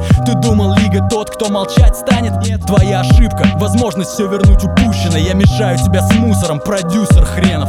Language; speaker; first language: Russian; native; Russian